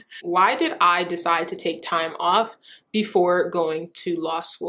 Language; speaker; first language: English; early bilingual, other home language; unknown